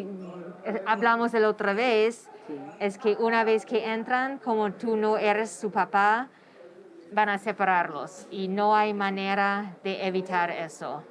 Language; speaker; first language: Spanish; non-native, fluent; English